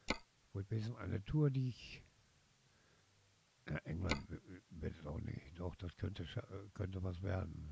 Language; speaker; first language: German; native; German